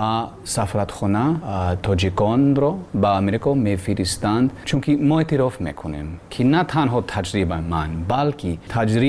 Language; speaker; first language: Persian; non-native, learner; English